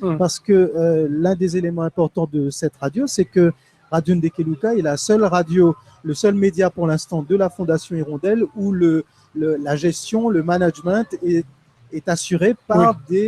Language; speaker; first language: French; native; French